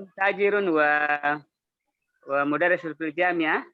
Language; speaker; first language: Arabic; non-native, learner; Indonesian